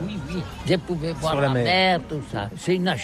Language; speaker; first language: French; non-native, learner; Catalan